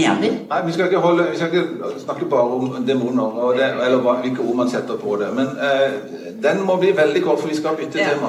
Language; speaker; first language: Norwegian; native; Norwegian